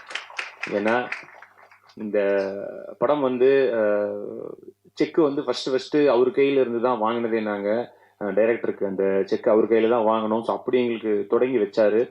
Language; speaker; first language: Tamil; native; Tamil